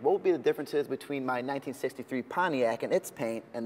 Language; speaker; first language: English; native; English